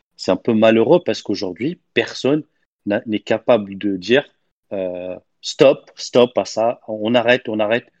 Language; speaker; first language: French; non-native, local second language; Arabic